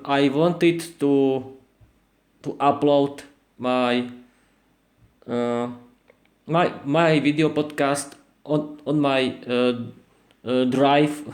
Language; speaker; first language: English; non-native, learner; Slovak